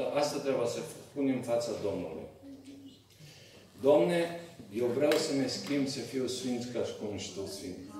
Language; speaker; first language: Romanian; non-native, learner; Serbian